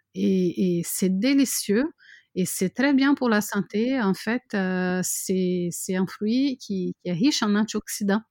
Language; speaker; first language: French; non-native, fluent; Portuguese